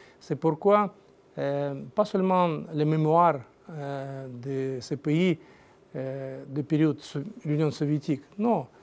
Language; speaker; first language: French; non-native, learner; Russian